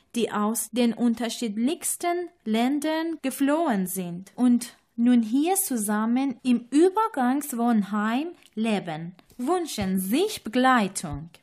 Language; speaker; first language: German; non-native, fluent; Persian